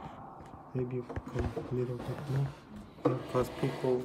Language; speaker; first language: English; non-native, learner; Portuguese